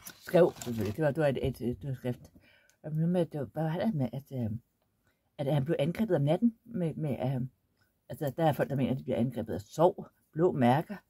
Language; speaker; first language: Danish; native; Danish